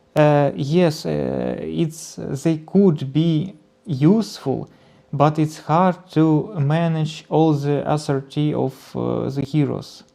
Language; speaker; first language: English; non-native, learner; Ukrainian